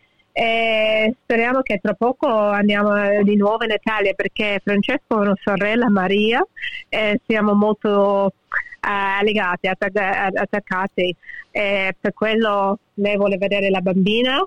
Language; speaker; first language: Italian; early bilingual, heritage; English